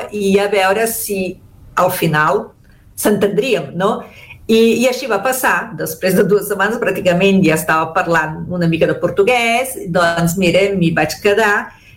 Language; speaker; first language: Catalan; early bilingual, heritage; Catalan